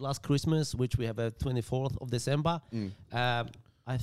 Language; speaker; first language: English; non-native, learner; Polish